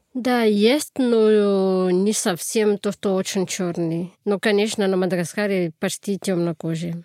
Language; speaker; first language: Russian; non-native, fluent; Malagasy